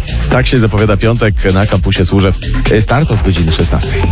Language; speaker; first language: Polish; native; Polish